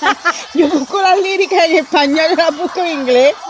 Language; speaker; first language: Spanish; native; Spanish